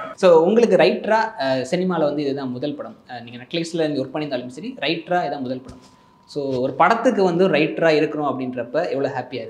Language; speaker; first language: Tamil; native; Tamil